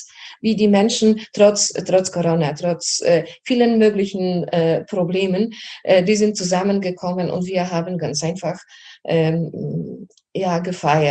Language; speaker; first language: German; non-native, fluent; Polish